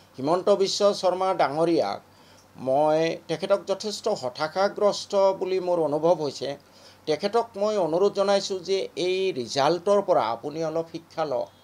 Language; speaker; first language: Assamese; non-native, local second language; Bangla